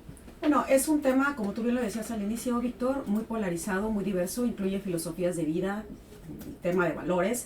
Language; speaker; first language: Spanish; native; Spanish